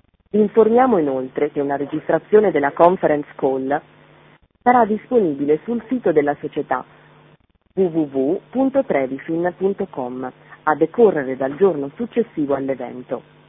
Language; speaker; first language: Italian; native; Italian